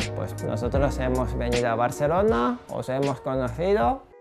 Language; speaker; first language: Spanish; non-native, fluent; Japanese